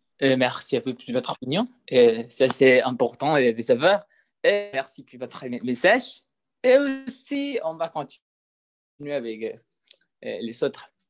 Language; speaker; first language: French; non-native, learner; Spanish